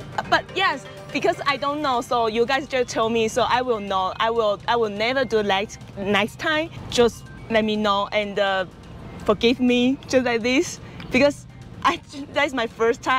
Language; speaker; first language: English; non-native, learner; Chinese